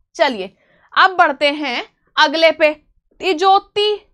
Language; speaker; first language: Hindi; native; Hindi